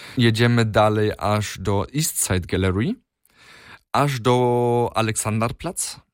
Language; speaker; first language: Polish; early bilingual, heritage; Polish